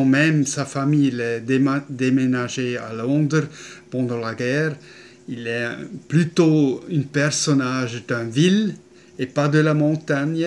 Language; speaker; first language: French; non-native, fluent; German